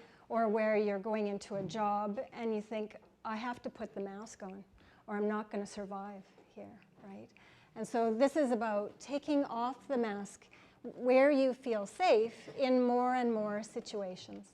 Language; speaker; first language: English; native; English